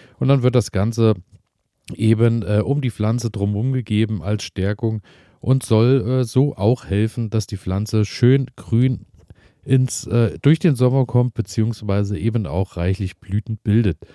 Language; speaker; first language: German; native; German